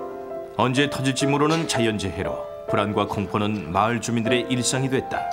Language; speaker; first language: Korean; native; Korean